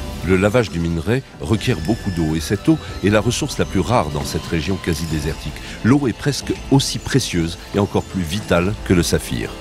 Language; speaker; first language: French; native; French